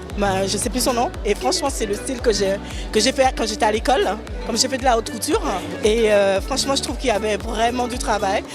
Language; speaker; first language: French; native; French